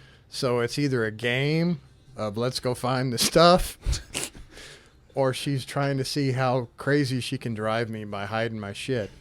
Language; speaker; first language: English; native; English